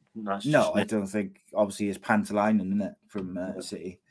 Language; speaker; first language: English; native; English